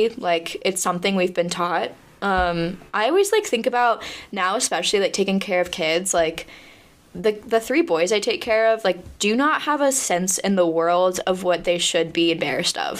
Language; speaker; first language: English; native; English